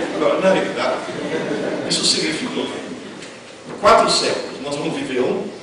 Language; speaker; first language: Portuguese; non-native, fluent; Italian